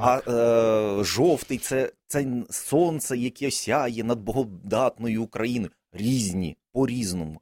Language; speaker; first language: Ukrainian; native; Ukrainian